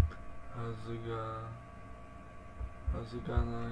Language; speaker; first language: Japanese; non-native, learner; English